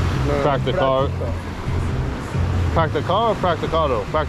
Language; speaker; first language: Spanish; non-native, learner; English